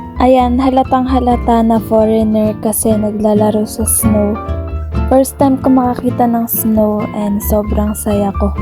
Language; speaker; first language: Filipino; native; Filipino